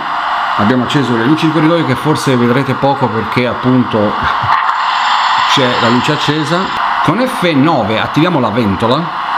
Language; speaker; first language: Italian; native; Italian